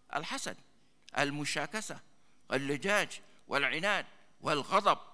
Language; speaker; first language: Arabic; non-native, fluent; Malay